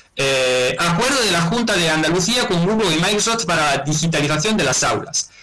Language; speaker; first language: Spanish; non-native, fluent; Italian